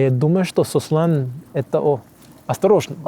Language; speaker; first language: Russian; non-native, learner; English